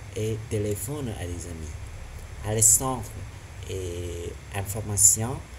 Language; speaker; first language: French; non-native, learner; Vietnamese